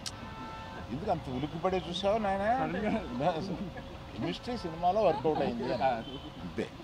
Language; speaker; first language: Telugu; native; Telugu